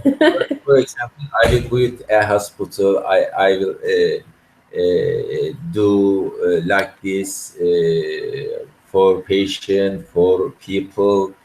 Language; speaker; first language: English; non-native, learner; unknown